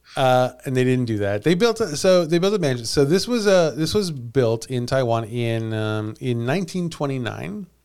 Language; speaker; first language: English; native; English